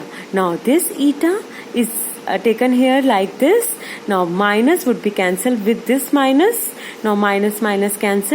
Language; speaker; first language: English; non-native, local second language; Hindi